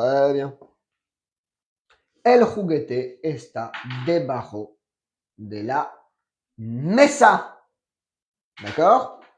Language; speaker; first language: Spanish; non-native, fluent; French